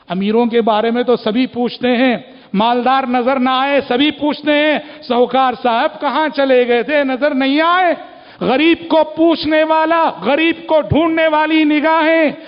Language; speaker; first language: Urdu; native; Urdu